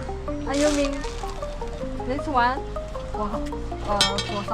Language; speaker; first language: English; non-native, learner; Chinese